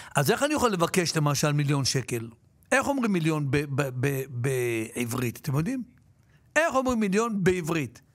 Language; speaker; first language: Hebrew; native; Hebrew